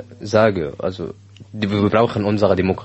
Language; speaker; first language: German; non-native, learner; Arabic